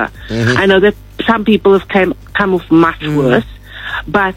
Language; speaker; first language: English; native; English